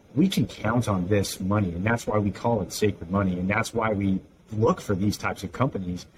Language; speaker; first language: English; native; English